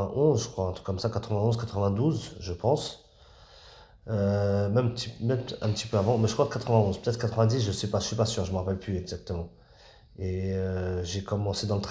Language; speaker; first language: French; native; French